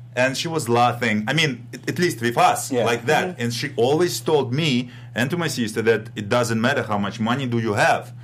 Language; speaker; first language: English; non-native, fluent; Russian